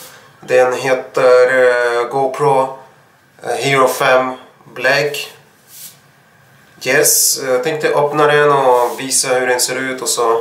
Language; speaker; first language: Swedish; non-native, fluent; Russian